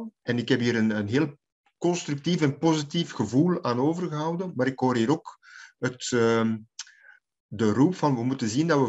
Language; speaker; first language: Dutch; native; Dutch